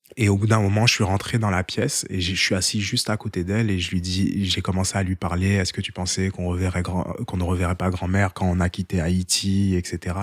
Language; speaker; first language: French; early bilingual, other home language; Haitian Creole